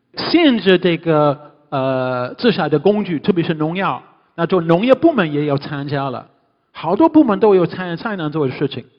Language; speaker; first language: Chinese; non-native, fluent; English